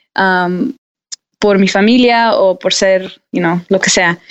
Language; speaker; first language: English; native; English